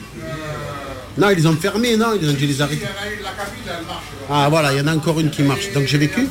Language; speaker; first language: French; early bilingual, other home language; Arabic